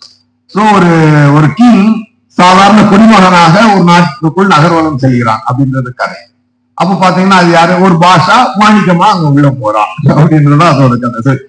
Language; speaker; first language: Tamil; native; Tamil